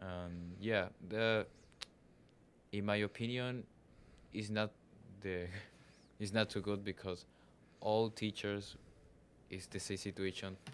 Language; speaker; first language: English; non-native, learner; Spanish